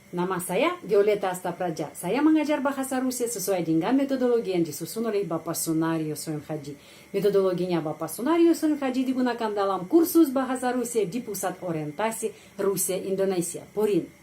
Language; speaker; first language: Indonesian; non-native, fluent; Russian